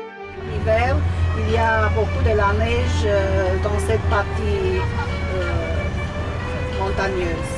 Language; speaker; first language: French; non-native, fluent; Romanian